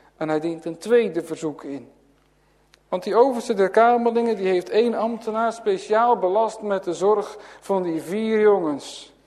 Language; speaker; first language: Dutch; native; Dutch